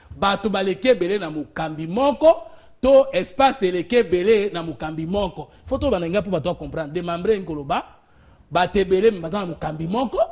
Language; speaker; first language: Lingala; non-native, local second language; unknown